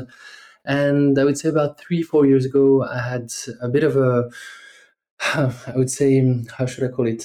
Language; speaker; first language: English; non-native, fluent; French